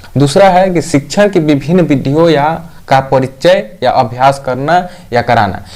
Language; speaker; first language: Hindi; native; Hindi